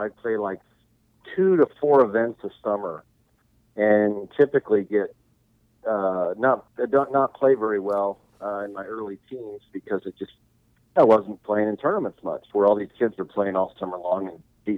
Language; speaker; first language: English; native; English